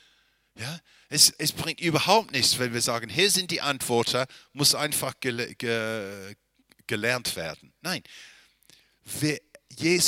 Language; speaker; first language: German; non-native, fluent; English